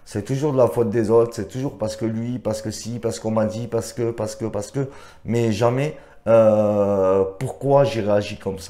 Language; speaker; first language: French; native; French